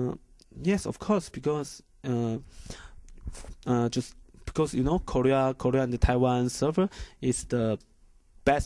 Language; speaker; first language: English; non-native, learner; Chinese